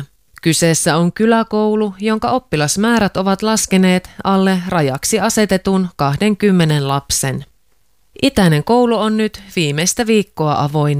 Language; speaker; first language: Finnish; native; Finnish